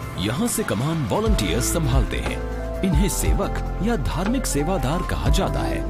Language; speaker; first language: Hindi; native; Hindi